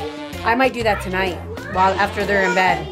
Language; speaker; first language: English; native; English